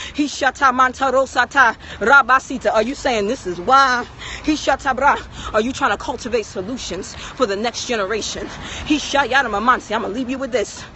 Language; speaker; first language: English; native; English